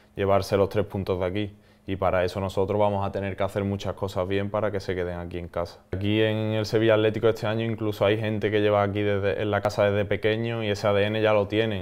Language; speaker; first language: Spanish; native; Spanish